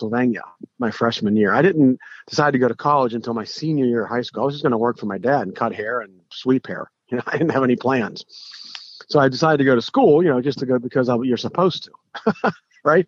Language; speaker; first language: English; native; English